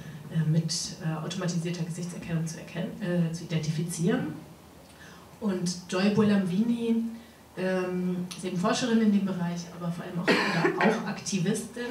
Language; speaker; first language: German; native; German